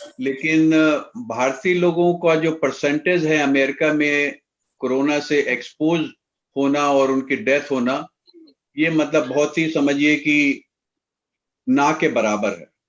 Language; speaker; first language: Hindi; native; Hindi